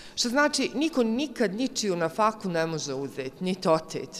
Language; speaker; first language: Croatian; native; Croatian